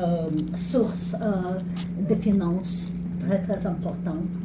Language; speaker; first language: French; non-native, learner; English